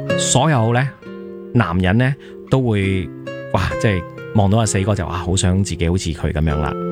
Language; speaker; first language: Cantonese; native; Cantonese